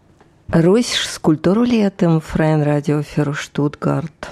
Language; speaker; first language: German; non-native, fluent; Russian